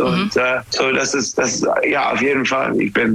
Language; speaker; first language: German; non-native, fluent; English